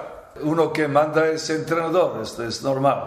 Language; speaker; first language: Spanish; non-native, fluent; Serbian